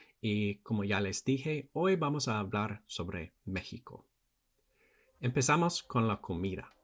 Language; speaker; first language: Spanish; non-native, learner; English